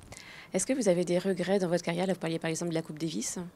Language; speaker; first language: French; native; French